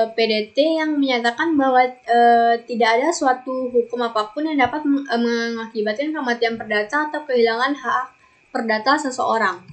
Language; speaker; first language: Indonesian; native; Indonesian